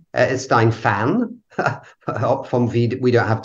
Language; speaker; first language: German; non-native, learner; English